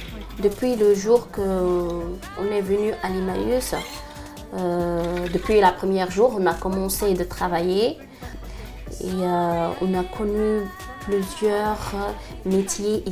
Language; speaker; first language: French; non-native, local second language; Arabic